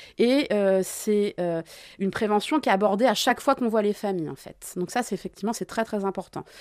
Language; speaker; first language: French; native; French